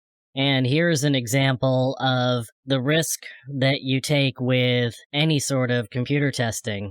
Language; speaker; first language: English; native; English